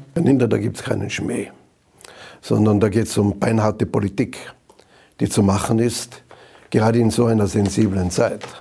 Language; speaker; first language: German; native; German